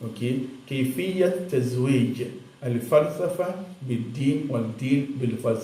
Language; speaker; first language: Arabic; non-native, fluent; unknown